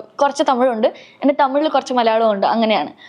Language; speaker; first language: Malayalam; early bilingual, heritage; Malayalam